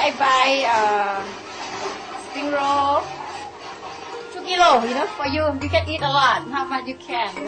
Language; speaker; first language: English; non-native, learner; Thai